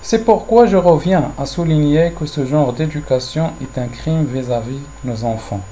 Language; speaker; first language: French; non-native, local second language; Arabic